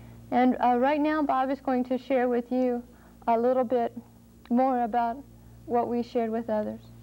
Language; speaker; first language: English; native; English